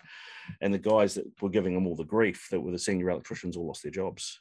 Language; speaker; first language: English; native; English